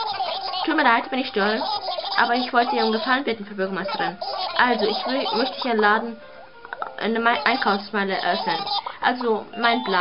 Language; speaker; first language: German; native; German